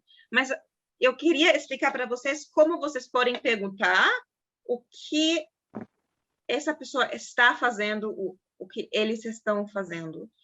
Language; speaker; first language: Portuguese; non-native, fluent; German